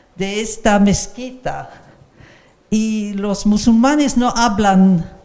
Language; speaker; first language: Spanish; non-native, fluent; English